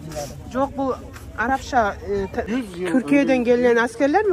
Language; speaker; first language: Turkish; non-native, learner; Kazakh